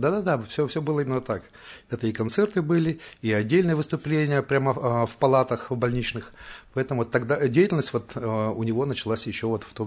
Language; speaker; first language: Russian; native; Russian